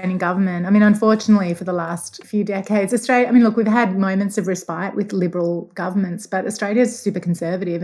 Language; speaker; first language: English; native; English